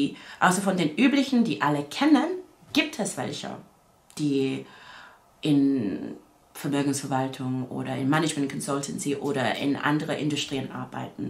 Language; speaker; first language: German; non-native, fluent; English